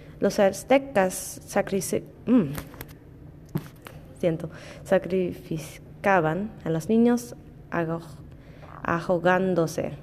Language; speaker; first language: Spanish; non-native, learner; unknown